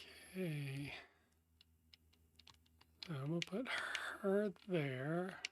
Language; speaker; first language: English; native; English